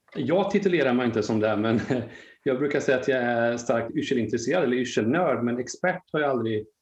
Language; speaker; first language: Swedish; native; Swedish